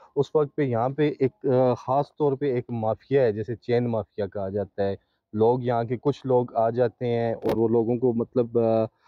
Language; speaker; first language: Urdu; native; Urdu